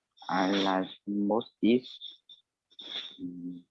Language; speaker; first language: English; non-native, learner; Vietnamese